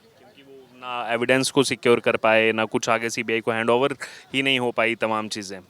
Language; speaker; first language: Hindi; native; Hindi